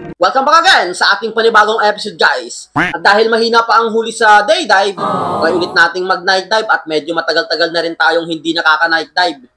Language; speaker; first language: Filipino; non-native, local second language; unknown